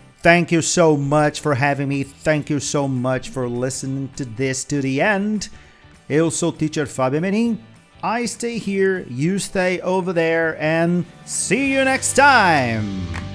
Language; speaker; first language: English; non-native, fluent; Portuguese